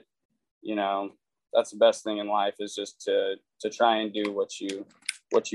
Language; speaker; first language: English; native; English